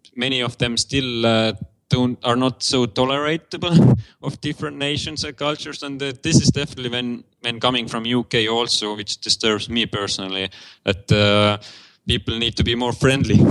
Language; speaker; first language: English; non-native, fluent; Estonian